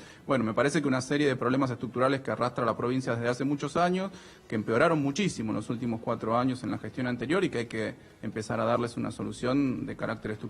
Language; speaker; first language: Spanish; native; Spanish